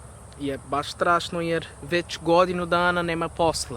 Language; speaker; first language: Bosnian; non-native, fluent; Portuguese